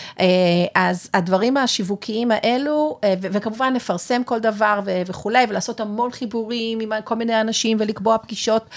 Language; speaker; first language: Hebrew; native; Hebrew